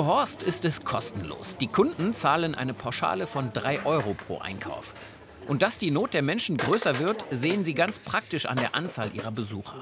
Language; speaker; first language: German; native; German